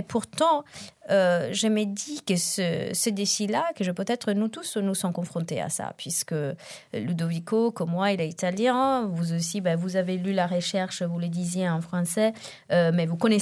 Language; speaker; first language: French; non-native, fluent; Italian